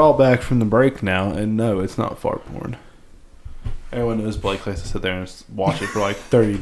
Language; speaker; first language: English; native; English